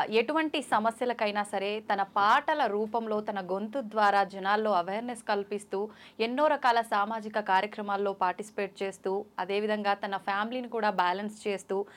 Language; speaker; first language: Telugu; native; Telugu